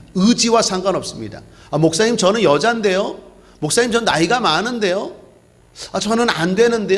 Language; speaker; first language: Korean; native; Korean